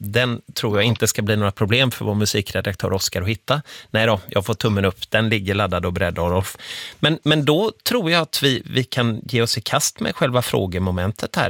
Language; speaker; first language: Swedish; native; Swedish